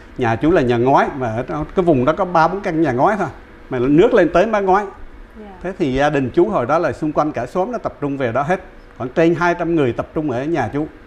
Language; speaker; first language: Vietnamese; native; Vietnamese